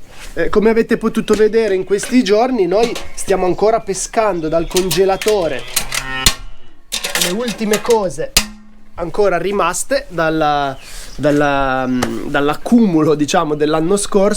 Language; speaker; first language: Italian; native; Italian